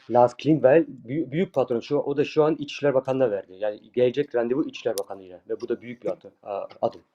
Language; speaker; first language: Turkish; early bilingual, heritage; Turkish